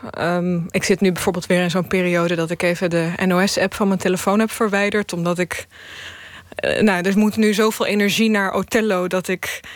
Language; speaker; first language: Dutch; early bilingual, other home language; Bosnian